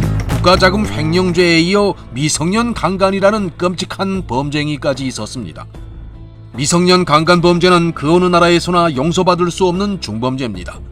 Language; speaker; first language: Korean; native; Korean